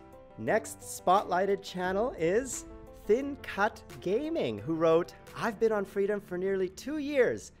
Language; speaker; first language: English; native; English